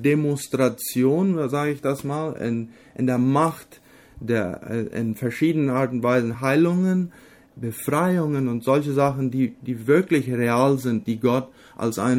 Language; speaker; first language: German; non-native, local second language; Low German